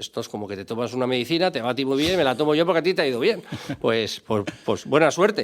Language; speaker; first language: Spanish; native; Spanish